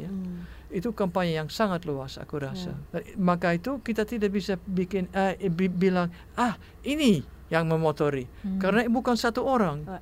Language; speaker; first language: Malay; non-native, fluent; Dutch